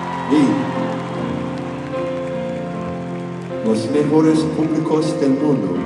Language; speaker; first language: Spanish; non-native, learner; English